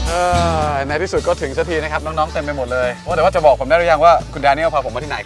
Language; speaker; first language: Thai; native; Thai